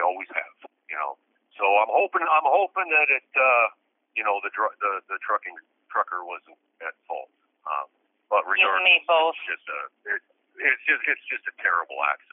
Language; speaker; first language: English; native; English